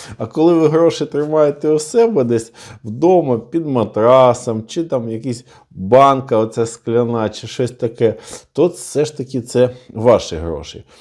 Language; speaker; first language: Ukrainian; non-native, local second language; Russian